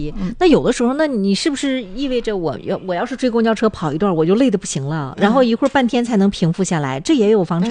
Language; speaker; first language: Chinese; native; Chinese